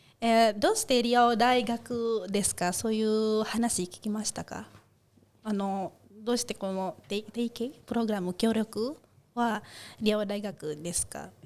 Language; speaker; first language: Japanese; non-native, fluent; Indonesian